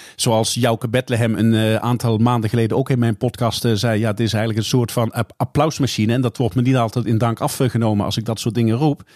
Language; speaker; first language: Dutch; native; Dutch